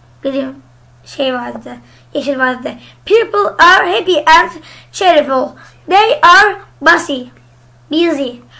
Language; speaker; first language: English; non-native, learner; Turkish